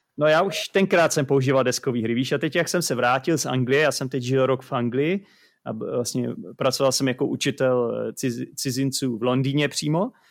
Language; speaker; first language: Czech; native; Czech